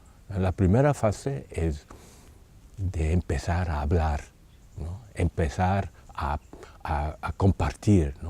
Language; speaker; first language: Spanish; non-native, fluent; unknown